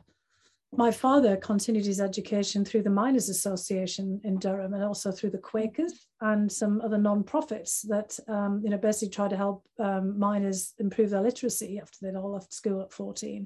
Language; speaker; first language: English; native; English